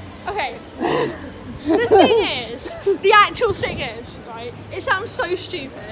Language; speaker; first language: English; native; English